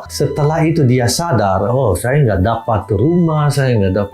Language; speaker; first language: Indonesian; non-native, fluent; Dutch